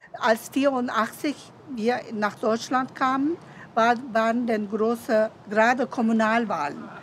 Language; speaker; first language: German; non-native, fluent; Turkish